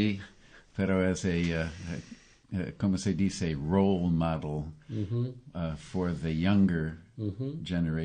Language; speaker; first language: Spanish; non-native, learner; English